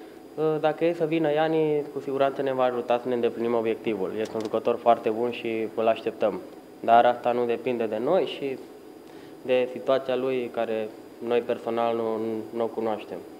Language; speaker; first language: Romanian; early bilingual, heritage; Romanian